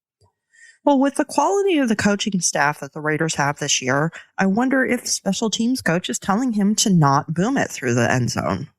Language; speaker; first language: English; native; English